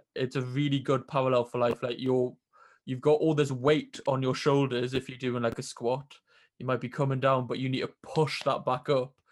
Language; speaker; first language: English; native; English